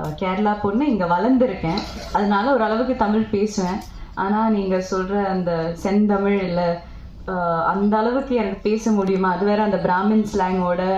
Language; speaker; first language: Tamil; non-native, local second language; Malayalam